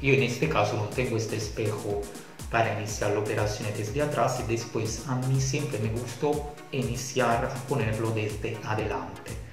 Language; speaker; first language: Spanish; non-native, fluent; Italian